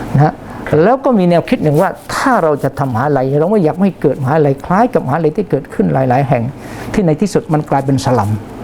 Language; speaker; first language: Thai; non-native, local second language; Malay